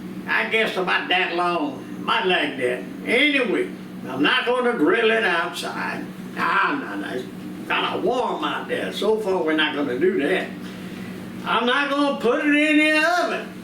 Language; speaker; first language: English; native; English